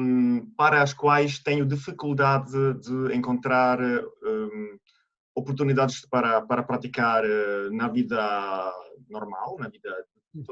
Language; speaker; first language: Portuguese; non-native, fluent; Italian